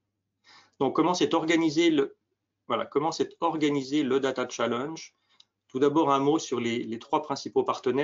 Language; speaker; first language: French; native; French